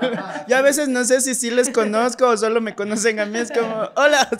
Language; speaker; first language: Spanish; native; Spanish